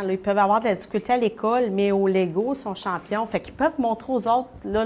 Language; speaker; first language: French; native; French